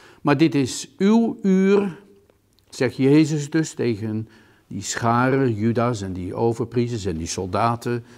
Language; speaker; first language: Dutch; native; Dutch